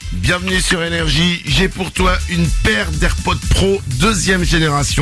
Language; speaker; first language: French; native; French